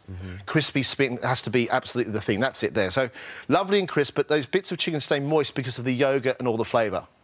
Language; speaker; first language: English; native; English